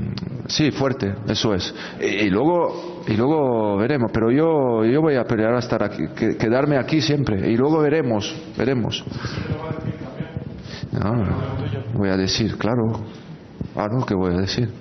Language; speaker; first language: Spanish; non-native, fluent; French